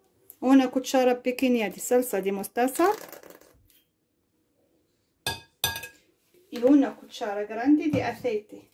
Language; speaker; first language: Spanish; non-native, fluent; Arabic